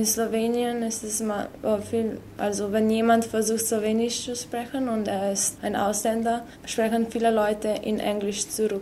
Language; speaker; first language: German; non-native, fluent; Slovenian